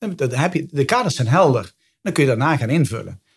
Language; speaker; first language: Dutch; native; Dutch